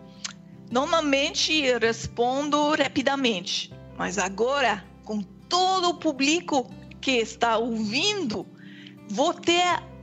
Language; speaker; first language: Portuguese; non-native, fluent; French